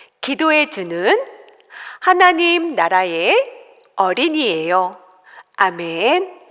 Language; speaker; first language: Korean; native; Korean